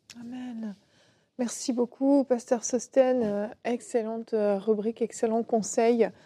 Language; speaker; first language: French; native; French